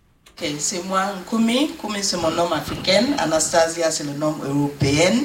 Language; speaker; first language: French; non-native, learner; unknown